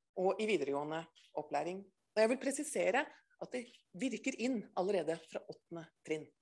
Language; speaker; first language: Norwegian; native; Norwegian